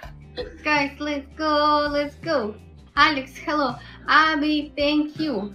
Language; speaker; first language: English; non-native, learner; Russian